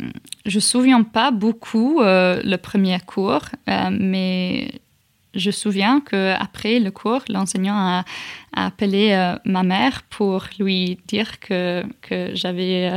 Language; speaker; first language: French; non-native, fluent; English